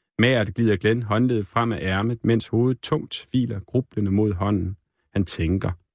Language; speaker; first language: Danish; native; Danish